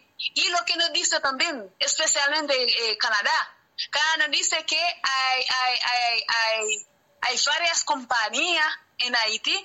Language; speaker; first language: Spanish; non-native, learner; Haitian Creole